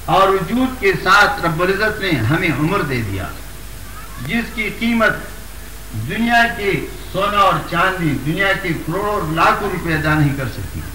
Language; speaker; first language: Urdu; non-native, local second language; Pashto